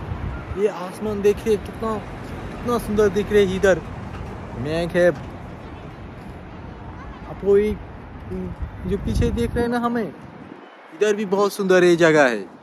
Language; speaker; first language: Hindi; non-native, learner; Bangla